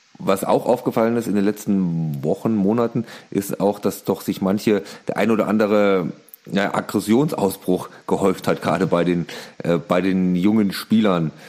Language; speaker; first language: German; native; German